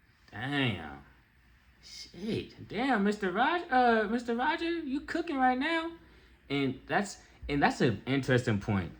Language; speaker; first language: English; native; English